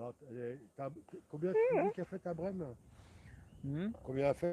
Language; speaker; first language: French; native; French